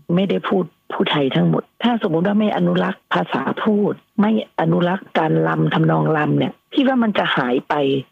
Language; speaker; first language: Thai; non-native, local second language; Northeastern Thai